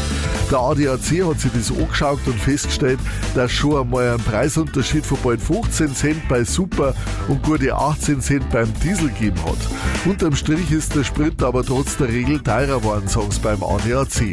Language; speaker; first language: German; native; German